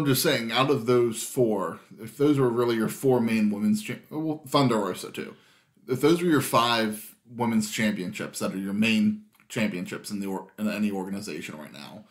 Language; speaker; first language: English; native; English